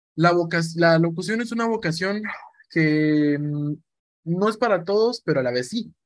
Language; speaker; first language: Spanish; native; Spanish